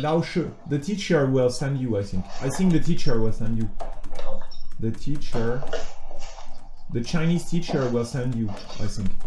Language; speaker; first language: English; non-native, fluent; French